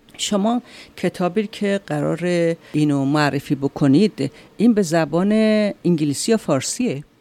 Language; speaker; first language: Persian; native; Persian